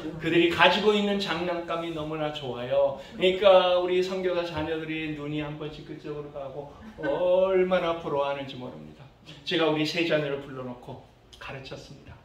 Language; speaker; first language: Korean; early bilingual, other home language; English